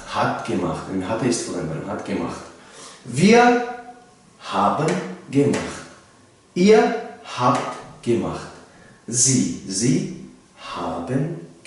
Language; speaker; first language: German; non-native, fluent; Tajik